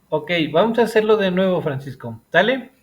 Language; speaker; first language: Spanish; native; Spanish